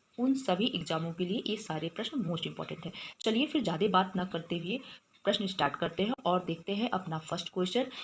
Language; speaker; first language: Hindi; native; Hindi